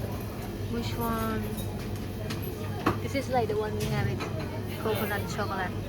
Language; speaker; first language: English; non-native, learner; Thai